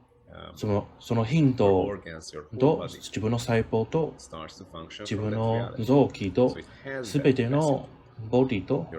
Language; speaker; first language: Japanese; non-native, learner; English